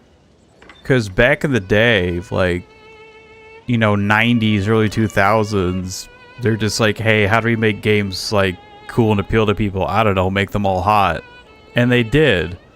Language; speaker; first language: English; native; English